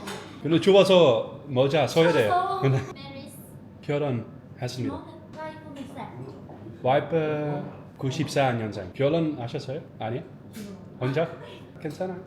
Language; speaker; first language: Korean; non-native, learner; Dutch